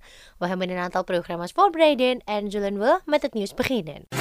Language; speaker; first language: Dutch; non-native, fluent; Indonesian